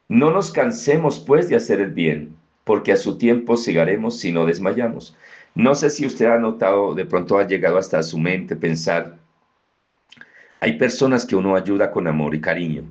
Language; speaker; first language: Spanish; native; Spanish